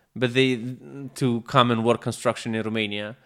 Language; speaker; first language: English; non-native, fluent; Romanian